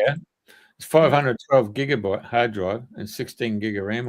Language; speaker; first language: English; native; English